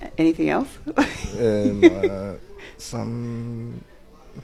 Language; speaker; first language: English; non-native, learner; Chinese